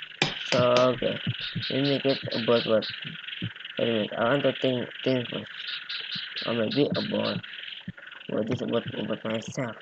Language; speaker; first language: English; non-native, learner; Indonesian